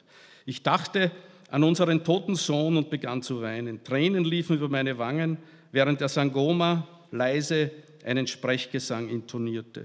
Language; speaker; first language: German; native; German